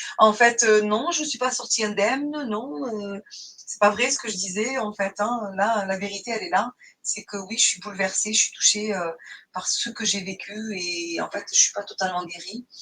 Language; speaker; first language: French; non-native, fluent; Portuguese